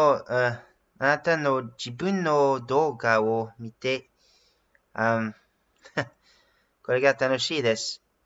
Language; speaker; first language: Japanese; non-native, learner; English